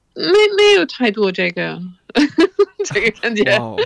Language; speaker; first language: Chinese; non-native, fluent; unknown